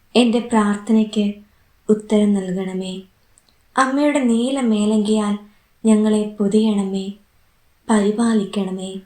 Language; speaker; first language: Malayalam; native; Malayalam